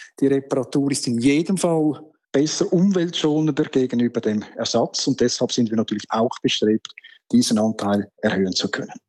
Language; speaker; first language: German; native; German